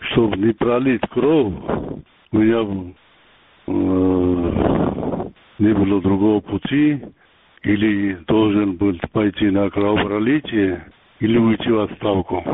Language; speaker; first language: Russian; non-native, local second language; Georgian